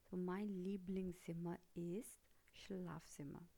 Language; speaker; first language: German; non-native, fluent; Hindi